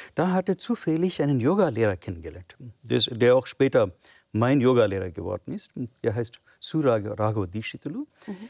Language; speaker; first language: German; non-native, fluent; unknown